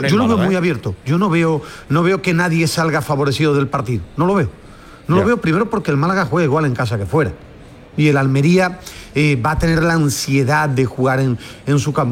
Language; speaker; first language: Spanish; native; Spanish